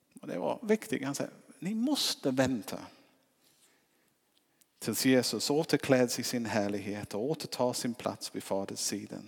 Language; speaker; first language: Swedish; non-native, fluent; English